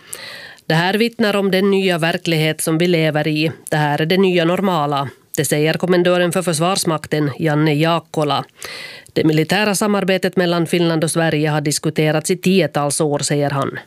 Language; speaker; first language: Swedish; native; Swedish